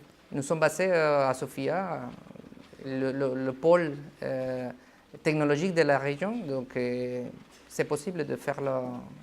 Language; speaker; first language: French; non-native, fluent; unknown